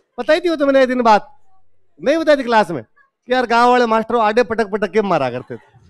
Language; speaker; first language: Hindi; native; Hindi